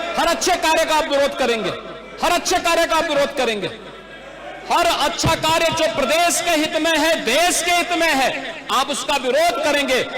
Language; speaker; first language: Hindi; native; Hindi